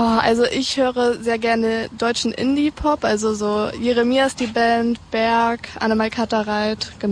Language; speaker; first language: German; native; German